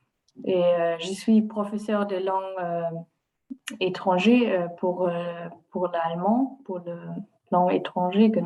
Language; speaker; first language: French; non-native, learner; German